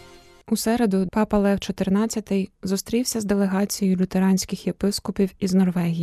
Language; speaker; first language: Ukrainian; native; Ukrainian